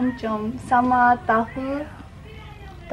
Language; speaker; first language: Indonesian; non-native, learner; English